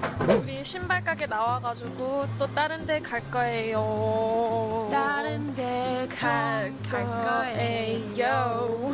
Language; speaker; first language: Korean; early bilingual, heritage; English